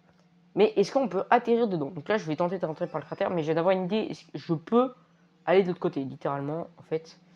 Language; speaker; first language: French; native; French